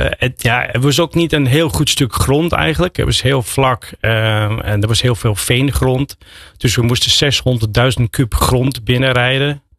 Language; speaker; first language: Dutch; non-native, fluent; English